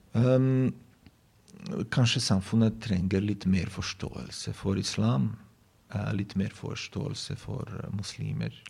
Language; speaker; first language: Norwegian; non-native, fluent; Bosnian